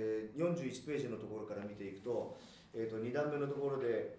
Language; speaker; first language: Japanese; native; Japanese